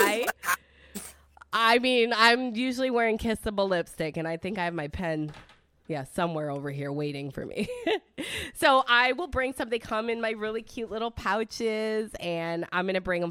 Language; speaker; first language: English; early bilingual, other home language; Italian